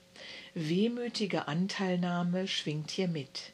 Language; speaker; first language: German; native; German